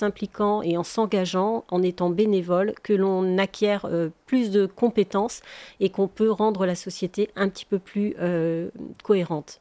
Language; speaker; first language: French; native; French